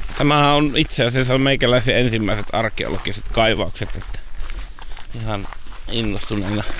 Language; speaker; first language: Finnish; native; Finnish